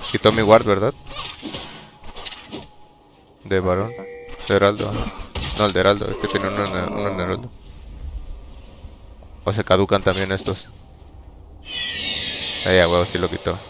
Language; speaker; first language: Spanish; native; Spanish